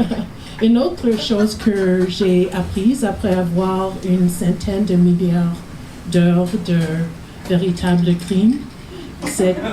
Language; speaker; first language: French; non-native, learner; English